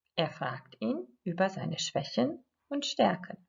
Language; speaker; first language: German; non-native, fluent; Croatian